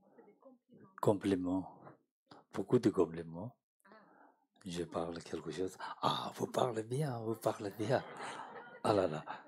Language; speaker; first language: French; non-native, learner; Tibetan